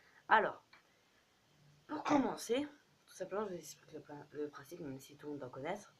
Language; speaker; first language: French; native; French